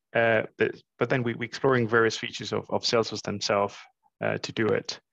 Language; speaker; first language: English; non-native, fluent; Morisyen